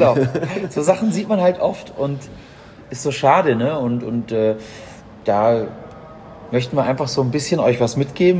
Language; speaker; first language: German; native; German